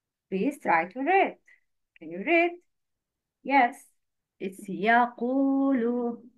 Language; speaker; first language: English; non-native, learner; Arabic